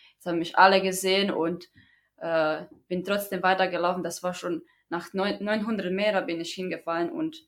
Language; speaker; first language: German; non-native, fluent; Croatian